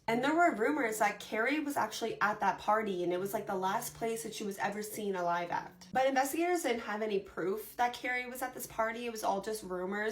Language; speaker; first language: English; native; English